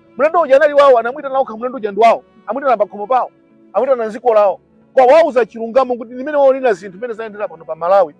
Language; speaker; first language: Nyanja; native; Nyanja